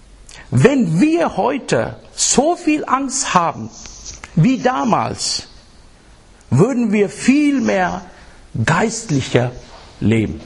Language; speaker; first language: German; non-native, fluent; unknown